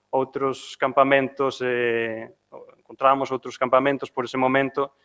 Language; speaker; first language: Galician; non-native, fluent; Spanish